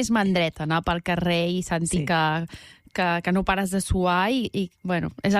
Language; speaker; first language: Catalan; native; Catalan